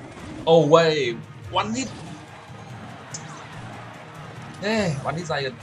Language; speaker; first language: English; non-native, learner; Vietnamese